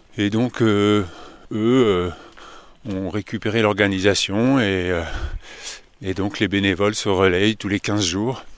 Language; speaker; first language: French; native; French